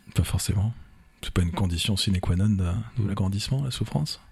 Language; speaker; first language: French; native; French